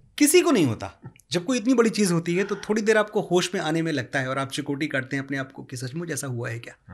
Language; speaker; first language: Hindi; native; Hindi